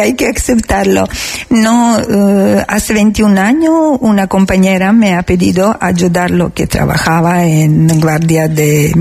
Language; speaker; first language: Spanish; non-native, learner; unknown